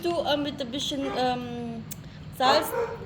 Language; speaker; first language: German; non-native, learner; Hiligaynon